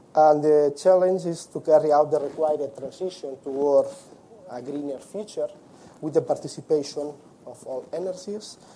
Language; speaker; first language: English; non-native, fluent; Spanish